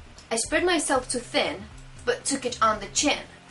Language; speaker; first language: English; non-native, fluent; Polish